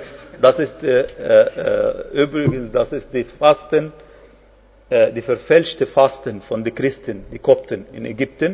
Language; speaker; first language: German; non-native, fluent; Arabic